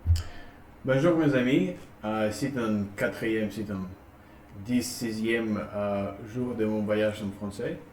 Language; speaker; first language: French; non-native, learner; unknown